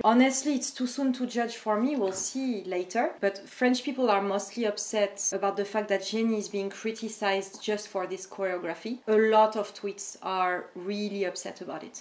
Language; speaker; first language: English; non-native, fluent; French